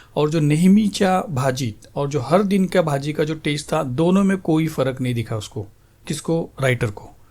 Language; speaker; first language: Hindi; non-native, local second language; Marathi